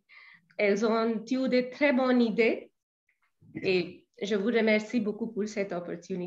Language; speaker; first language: French; non-native, learner; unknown